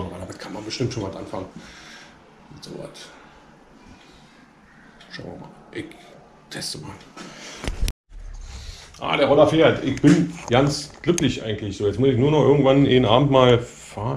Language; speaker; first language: German; native; German